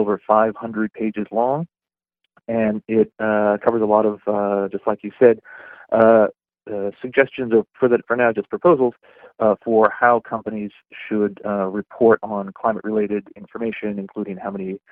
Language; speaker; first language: English; native; English